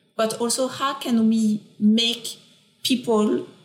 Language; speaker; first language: English; non-native, fluent; French